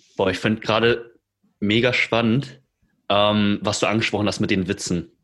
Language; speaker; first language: German; early bilingual, other home language; Chinese